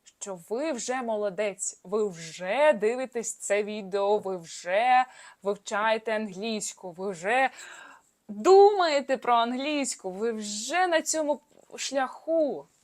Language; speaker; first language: Ukrainian; non-native, local second language; Russian